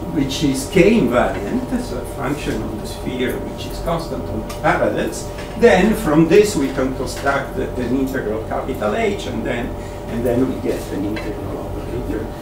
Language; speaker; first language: English; non-native, fluent; Italian